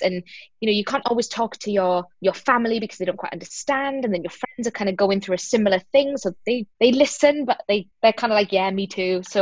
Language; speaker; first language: English; native; English